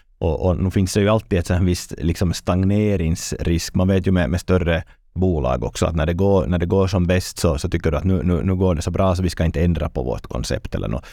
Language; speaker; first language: Swedish; native; Swedish